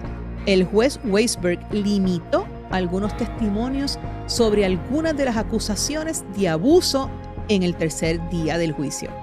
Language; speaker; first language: Spanish; native; Spanish